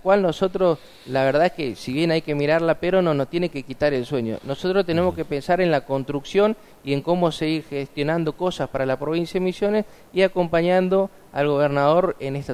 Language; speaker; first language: Spanish; native; Spanish